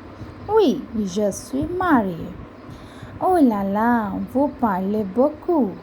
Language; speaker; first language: French; non-native, fluent; Hindi